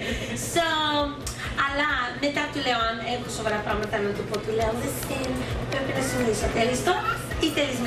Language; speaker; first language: Greek; early bilingual, heritage; Greek